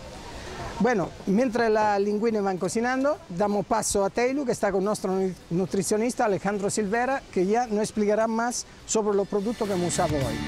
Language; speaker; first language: Spanish; non-native, fluent; Italian